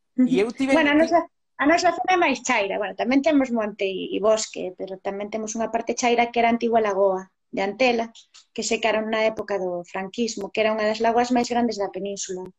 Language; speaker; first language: Galician; native; Galician